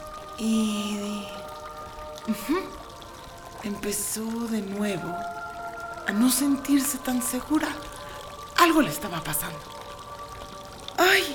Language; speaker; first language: Spanish; native; Spanish